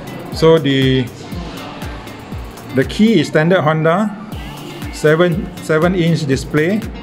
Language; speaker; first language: English; non-native, local second language; Malay